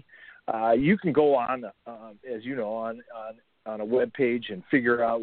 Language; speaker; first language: English; native; English